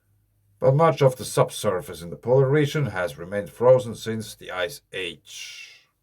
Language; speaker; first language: English; non-native, fluent; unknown